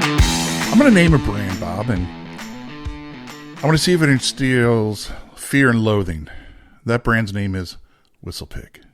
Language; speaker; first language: English; native; English